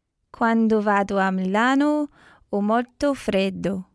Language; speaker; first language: Italian; non-native, learner; English